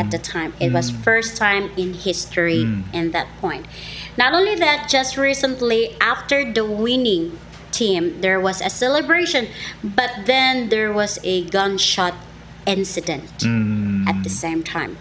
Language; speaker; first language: English; non-native, local second language; Cebuano